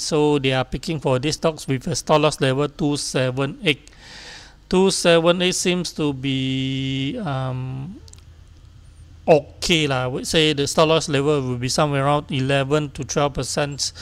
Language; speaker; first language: English; non-native, local second language; Chinese